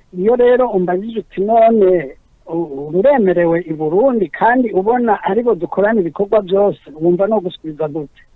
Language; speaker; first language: Rundi; native; Rundi